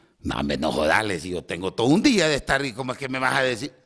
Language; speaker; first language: Spanish; native; Spanish